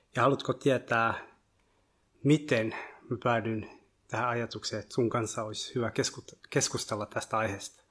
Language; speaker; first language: Finnish; early bilingual, other home language; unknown